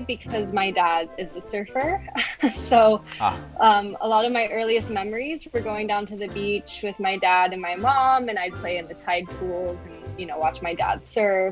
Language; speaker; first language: English; native; English